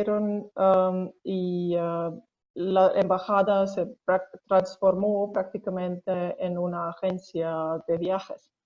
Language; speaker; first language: Spanish; non-native, fluent; Estonian